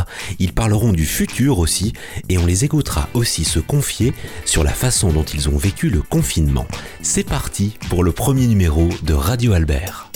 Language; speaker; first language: French; native; French